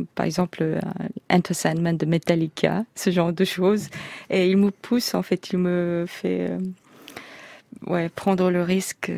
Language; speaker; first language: French; non-native, fluent; Korean